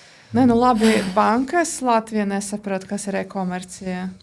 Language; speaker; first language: Latvian; non-native, local second language; Russian